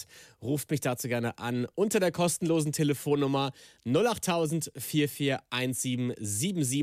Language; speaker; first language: German; native; German